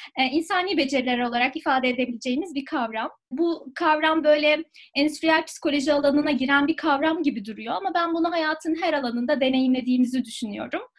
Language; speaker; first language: Turkish; native; Turkish